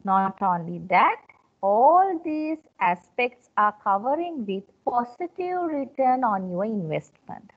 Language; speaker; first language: English; non-native, local second language; Sinhala